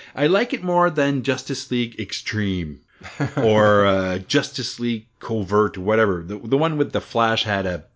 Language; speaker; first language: English; native; English